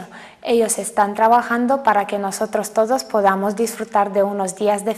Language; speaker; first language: Spanish; non-native, fluent; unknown